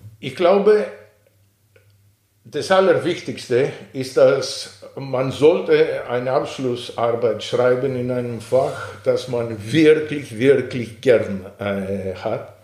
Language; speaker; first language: German; non-native, fluent; Greek